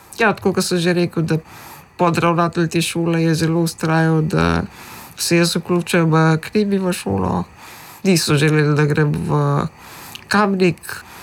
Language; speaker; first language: Slovenian; early bilingual, other home language; Macedonian